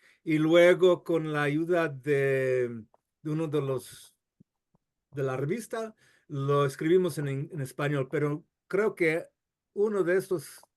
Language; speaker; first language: Spanish; non-native, fluent; English